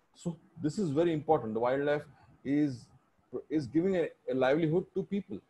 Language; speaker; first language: English; non-native, local second language; Marathi